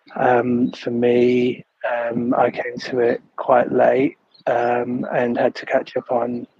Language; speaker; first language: English; native; English